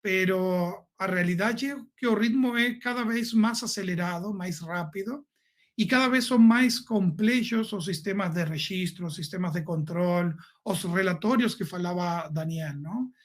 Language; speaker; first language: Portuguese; non-native, learner; Spanish